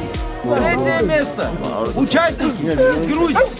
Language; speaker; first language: Russian; non-native, local second language; Armenian